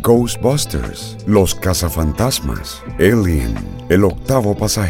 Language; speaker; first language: Spanish; native; Spanish